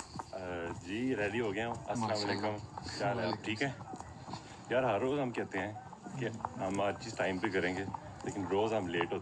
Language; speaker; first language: Hindi; non-native, local second language; Punjabi